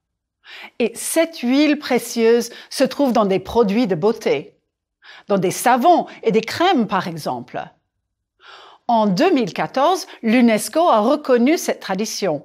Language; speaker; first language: French; non-native, fluent; English